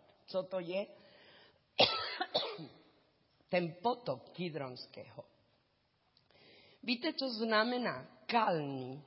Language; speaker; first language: Czech; non-native, learner; Spanish